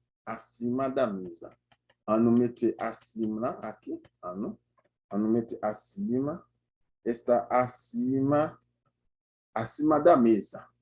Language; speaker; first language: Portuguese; non-native, learner; Haitian Creole